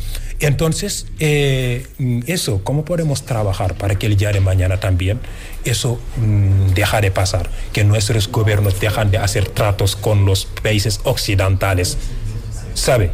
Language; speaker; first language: Spanish; non-native, fluent; Wolof